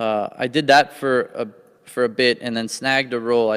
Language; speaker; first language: English; native; English